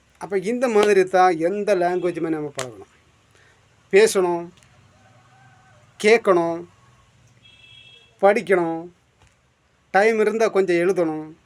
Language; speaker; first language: Tamil; non-native, local second language; Malayalam